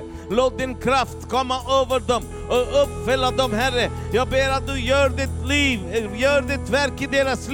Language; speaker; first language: Swedish; non-native, fluent; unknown